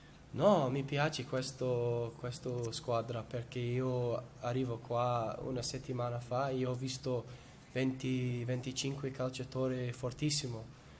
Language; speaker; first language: Italian; non-native, learner; English